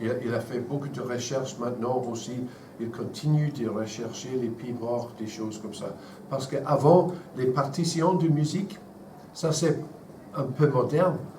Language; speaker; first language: French; non-native, fluent; English